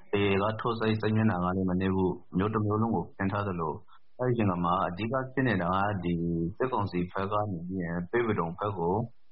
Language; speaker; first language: Burmese; native; Burmese